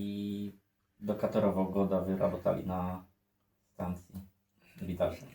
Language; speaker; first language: Russian; non-native, learner; Polish